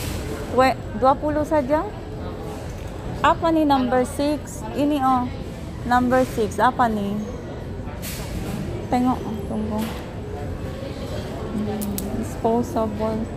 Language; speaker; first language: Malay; non-native, learner; Filipino